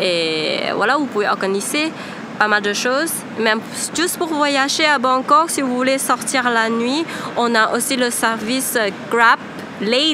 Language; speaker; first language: French; non-native, fluent; Thai